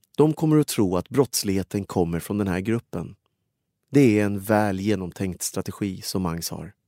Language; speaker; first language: Swedish; native; Swedish